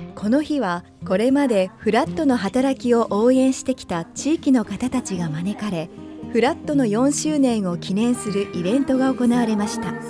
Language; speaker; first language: Japanese; native; Japanese